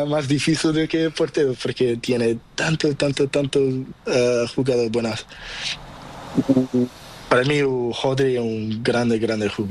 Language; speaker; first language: Spanish; non-native, learner; Portuguese